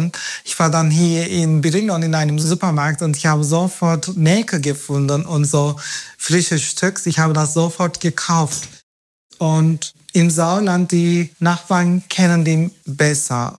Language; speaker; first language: German; non-native, fluent; Turkish